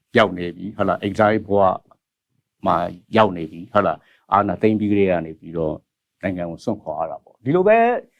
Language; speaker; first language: Burmese; native; Burmese